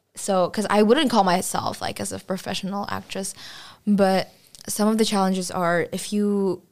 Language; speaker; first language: English; non-native, fluent; Russian